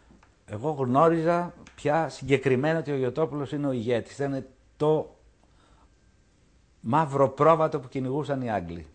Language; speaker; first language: Greek; native; Greek